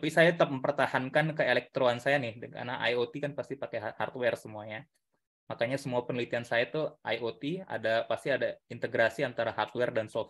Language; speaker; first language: Indonesian; native; Indonesian